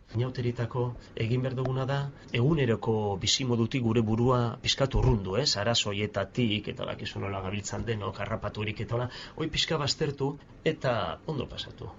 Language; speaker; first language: Basque; non-native, local second language; Spanish